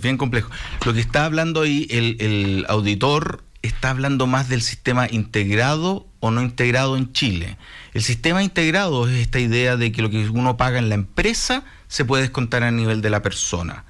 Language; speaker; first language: Spanish; native; Spanish